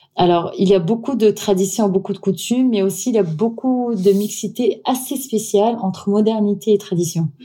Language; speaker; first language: French; non-native, fluent; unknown